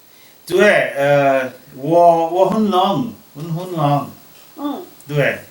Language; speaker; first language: Chinese; non-native, learner; English